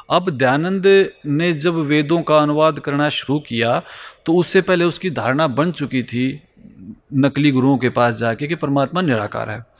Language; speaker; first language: Hindi; native; Hindi